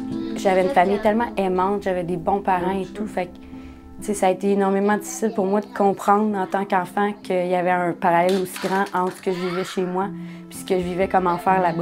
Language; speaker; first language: French; native; French